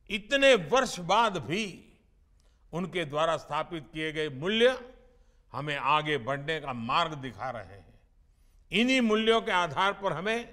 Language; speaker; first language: Hindi; non-native, local second language; Gujarati